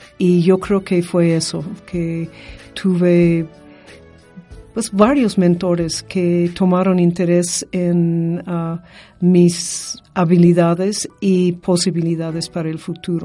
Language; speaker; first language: Spanish; non-native, fluent; English